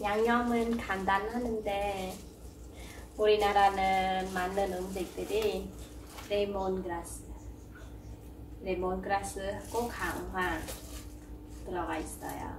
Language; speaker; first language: Korean; non-native, fluent; Khmer